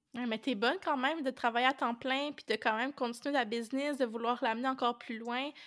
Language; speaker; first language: French; native; French